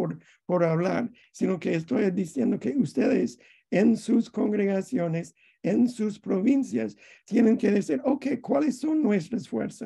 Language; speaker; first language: Spanish; non-native, fluent; English